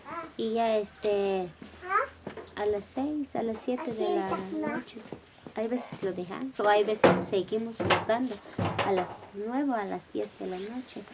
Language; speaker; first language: Spanish; non-native, local second language; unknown